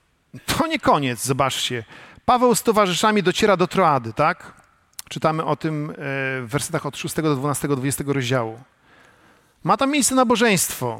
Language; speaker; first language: Polish; native; Polish